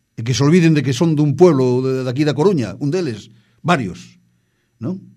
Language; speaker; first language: Spanish; non-native, local second language; Galician